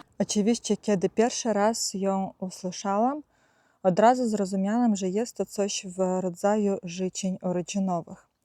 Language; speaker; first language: Polish; non-native, fluent; Ukrainian